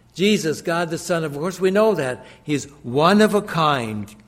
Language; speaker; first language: English; native; English